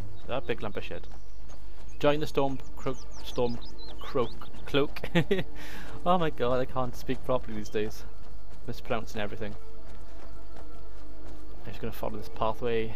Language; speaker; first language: English; native; English